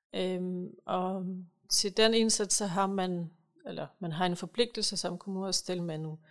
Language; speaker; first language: Danish; non-native, fluent; Ukrainian